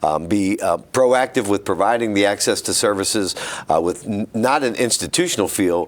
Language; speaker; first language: English; native; English